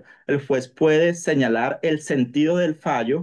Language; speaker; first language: Spanish; native; Spanish